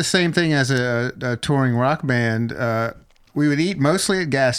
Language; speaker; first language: English; native; English